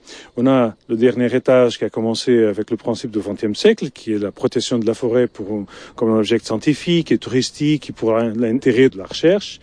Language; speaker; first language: French; non-native, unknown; Portuguese